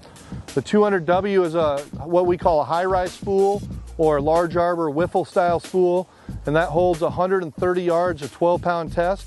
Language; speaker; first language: English; native; English